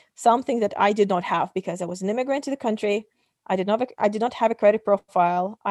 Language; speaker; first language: English; non-native, fluent; Russian